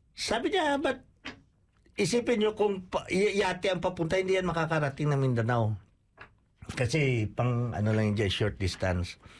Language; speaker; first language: Filipino; non-native, local second language; Cebuano